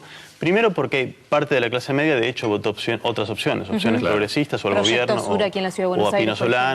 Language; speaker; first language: Spanish; native; Spanish